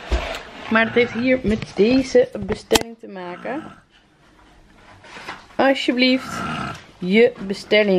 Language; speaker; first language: Dutch; native; Dutch